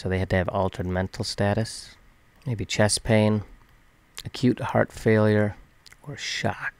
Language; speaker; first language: English; native; English